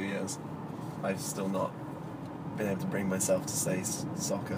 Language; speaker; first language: English; native; English